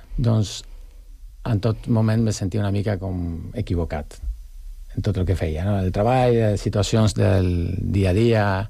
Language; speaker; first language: Catalan; non-native, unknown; Spanish